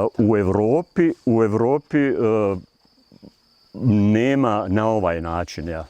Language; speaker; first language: Bosnian; native; Bosnian